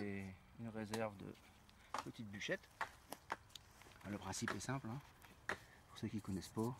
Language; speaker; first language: French; native; French